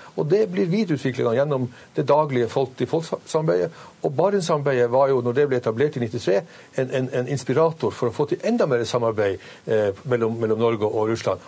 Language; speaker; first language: Norwegian; native; Norwegian